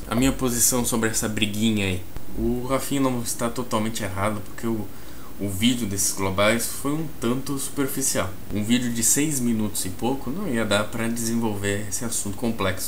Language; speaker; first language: Portuguese; native; Portuguese